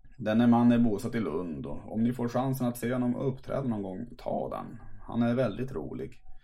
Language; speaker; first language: Swedish; native; Swedish